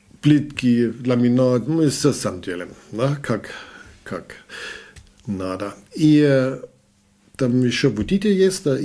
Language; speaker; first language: Russian; non-native, learner; German